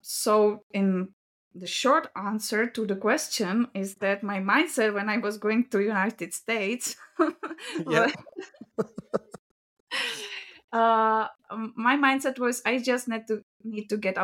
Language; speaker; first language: English; non-native, fluent; Czech